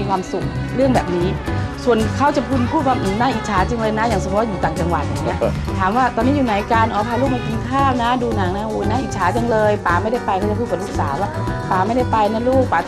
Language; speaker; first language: Thai; native; Thai